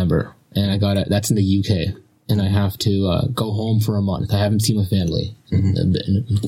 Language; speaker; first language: English; non-native, fluent; Russian